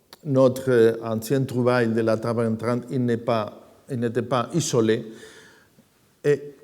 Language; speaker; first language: French; non-native, fluent; Spanish